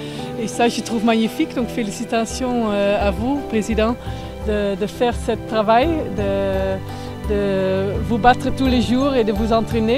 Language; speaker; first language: French; non-native, fluent; Dutch